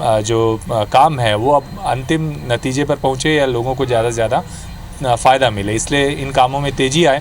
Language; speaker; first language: Hindi; native; Hindi